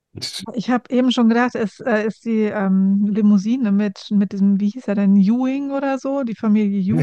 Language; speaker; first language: German; native; German